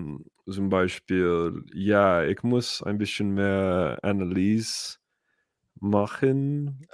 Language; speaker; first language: German; non-native, learner; English